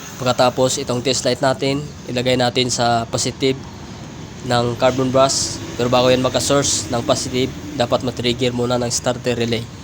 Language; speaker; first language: Filipino; non-native, local second language; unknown